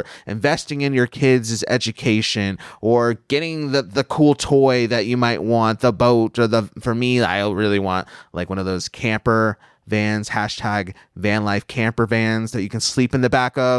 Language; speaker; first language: English; native; English